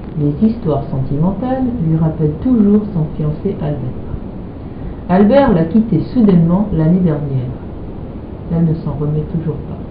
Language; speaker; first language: French; native; French